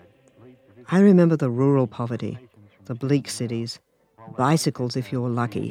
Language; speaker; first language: English; native; English